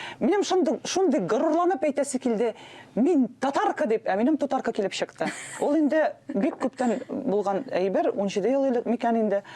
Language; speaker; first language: Tatar; non-native, local second language; Russian